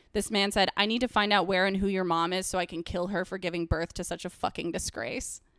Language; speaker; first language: English; native; English